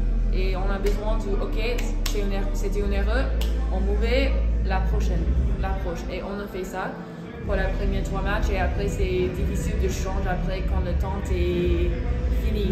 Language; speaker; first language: French; non-native, learner; English